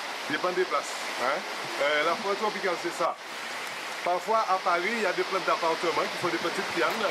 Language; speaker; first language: French; native; French